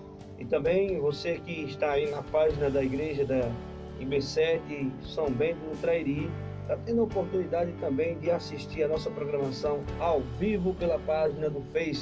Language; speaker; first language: Portuguese; native; Portuguese